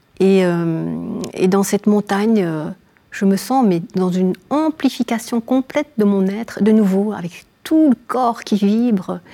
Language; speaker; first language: French; native; French